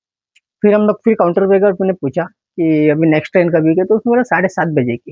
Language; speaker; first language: Hindi; native; Hindi